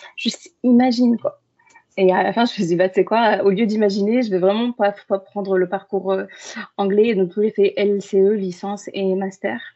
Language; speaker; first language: French; early bilingual, other home language; Arabic